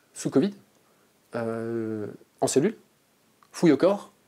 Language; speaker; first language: French; native; French